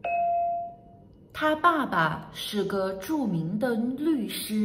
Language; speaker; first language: Chinese; native; Chinese